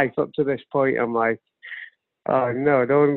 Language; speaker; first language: English; native; English